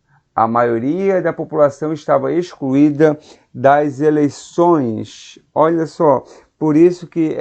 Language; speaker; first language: Portuguese; native; Portuguese